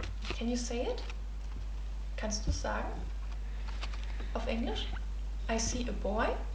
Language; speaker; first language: German; native; German